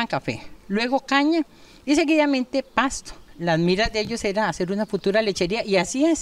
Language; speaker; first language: Spanish; native; Spanish